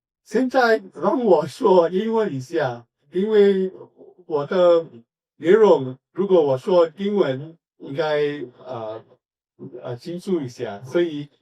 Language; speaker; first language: Chinese; non-native, learner; English